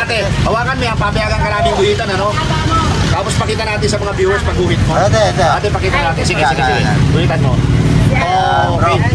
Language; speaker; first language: Filipino; native; Filipino